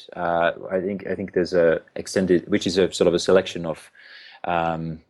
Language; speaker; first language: English; non-native, fluent; Finnish